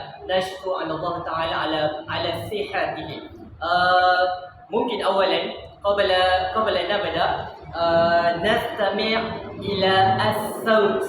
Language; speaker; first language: Arabic; non-native, learner; Malay